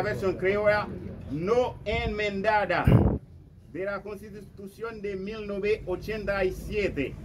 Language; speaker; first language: Spanish; non-native, fluent; Haitian Creole